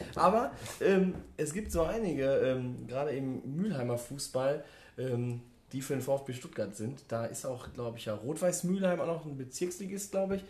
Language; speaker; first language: German; native; German